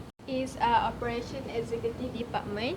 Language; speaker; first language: English; non-native, learner; Malay